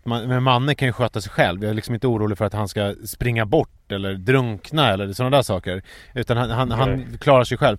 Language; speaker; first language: Swedish; native; Swedish